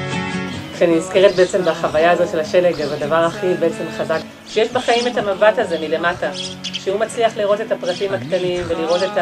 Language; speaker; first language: Hebrew; native; Hebrew